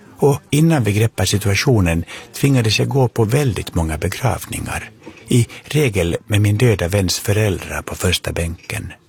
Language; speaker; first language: Swedish; native; Swedish